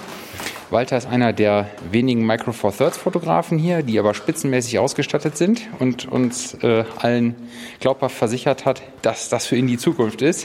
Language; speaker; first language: German; native; German